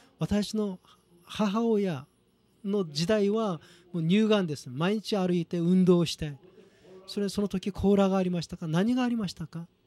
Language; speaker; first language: Japanese; non-native, fluent; Korean